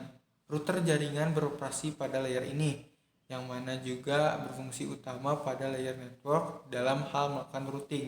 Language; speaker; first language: Indonesian; native; Indonesian